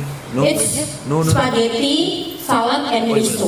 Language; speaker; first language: English; non-native, fluent; Indonesian